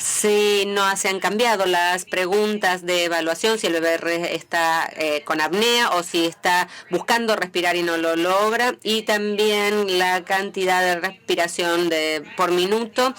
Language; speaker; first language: Spanish; native; Spanish